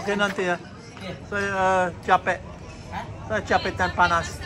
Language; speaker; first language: Indonesian; non-native, learner; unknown